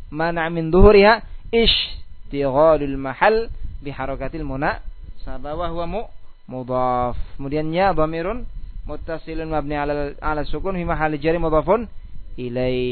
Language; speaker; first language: Arabic; non-native, fluent; Indonesian